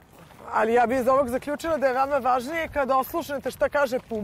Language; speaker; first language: Serbian; native; Serbian